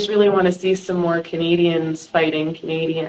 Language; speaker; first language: English; native; English